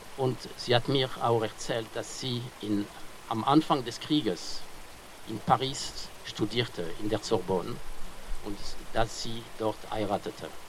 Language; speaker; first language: German; non-native, fluent; French